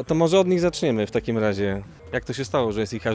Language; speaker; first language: Polish; native; Polish